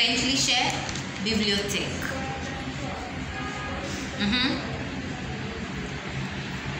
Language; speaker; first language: German; non-native, learner; English